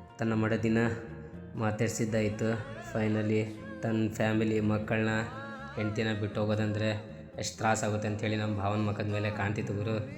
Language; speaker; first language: Kannada; non-native, local second language; Lambadi